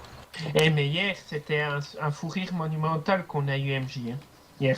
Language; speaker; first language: French; native; French